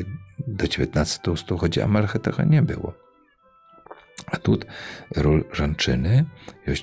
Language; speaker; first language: Polish; non-native, local second language; Belarusian